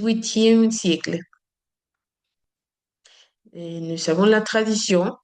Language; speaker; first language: French; non-native, learner; Spanish